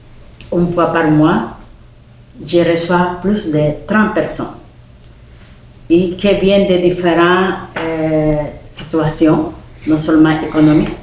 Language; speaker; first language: French; non-native, fluent; Spanish